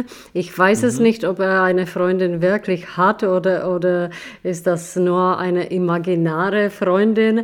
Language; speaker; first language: German; non-native, fluent; Czech